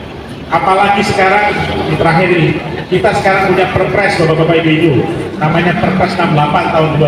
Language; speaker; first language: Indonesian; native; Indonesian